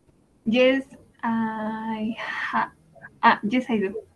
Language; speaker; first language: English; non-native, learner; Spanish